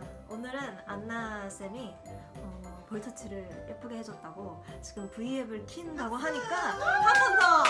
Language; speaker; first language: Korean; early bilingual, heritage; Korean